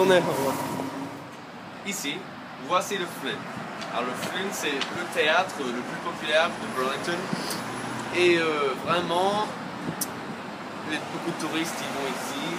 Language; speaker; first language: French; non-native, fluent; English